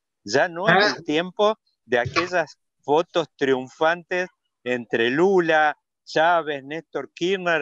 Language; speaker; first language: Spanish; native; Spanish